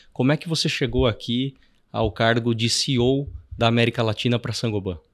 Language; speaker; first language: Portuguese; native; Portuguese